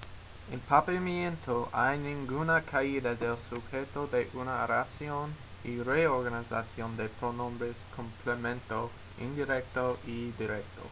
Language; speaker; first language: Spanish; non-native, learner; English